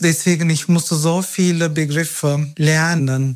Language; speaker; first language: German; non-native, fluent; Turkish